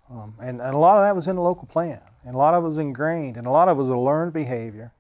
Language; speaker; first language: English; native; English